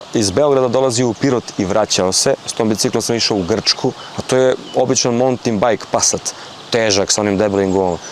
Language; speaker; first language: Serbian; native; Serbian